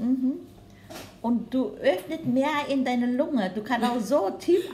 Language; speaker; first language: German; non-native, learner; Vietnamese